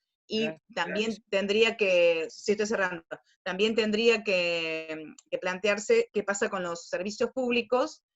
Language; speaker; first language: Spanish; native; Spanish